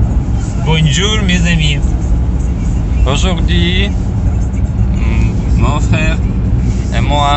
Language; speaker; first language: French; non-native, learner; Russian